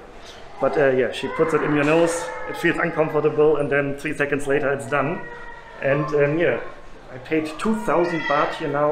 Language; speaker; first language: English; non-native, fluent; German